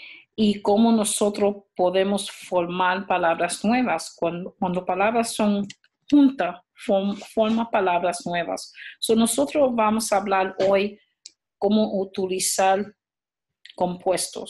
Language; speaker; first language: Spanish; early bilingual, heritage; Spanish